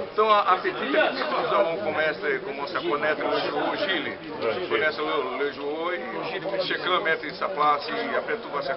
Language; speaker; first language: French; non-native, learner; Portuguese